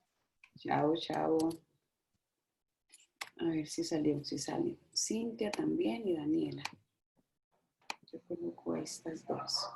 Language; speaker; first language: Spanish; native; Spanish